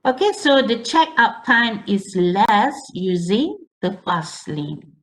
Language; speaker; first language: English; non-native, local second language; Malay